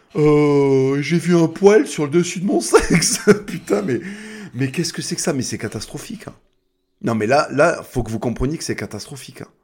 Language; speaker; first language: French; non-native, local second language; Spanish